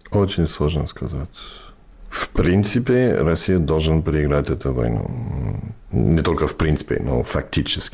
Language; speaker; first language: Russian; non-native, fluent; English